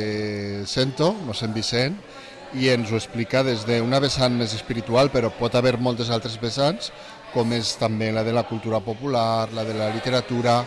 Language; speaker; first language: Catalan; native; Catalan